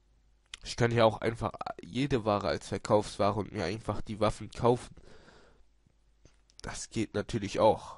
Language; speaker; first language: German; native; German